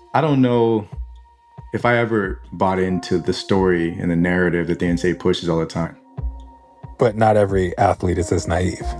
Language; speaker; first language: English; native; English